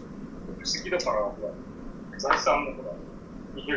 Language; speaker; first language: Japanese; native; Japanese